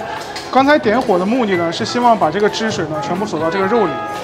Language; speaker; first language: Chinese; native; Chinese